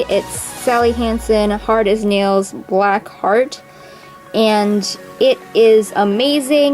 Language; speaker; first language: English; native; English